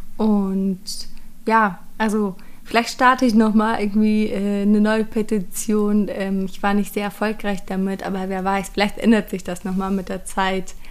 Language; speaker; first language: German; early bilingual, other home language; Persian